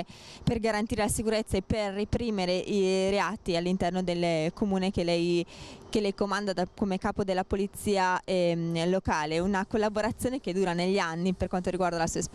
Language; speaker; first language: Italian; native; Italian